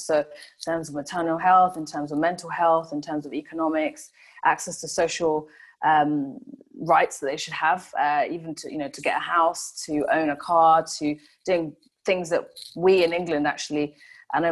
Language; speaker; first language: English; non-native, local second language; Swahili